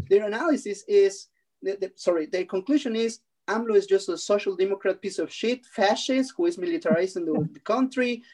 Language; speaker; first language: English; non-native, fluent; Spanish